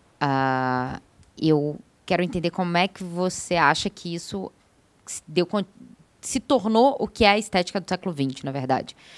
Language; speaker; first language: Portuguese; native; Portuguese